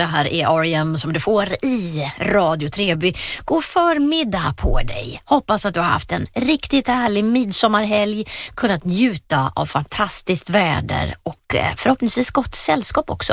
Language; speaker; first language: Swedish; native; Swedish